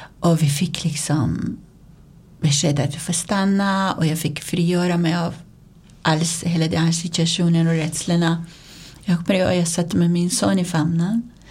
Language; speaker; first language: Swedish; non-native, fluent; Persian